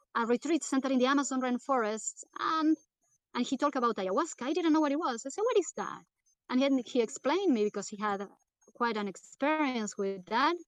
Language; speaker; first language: English; non-native, fluent; Portuguese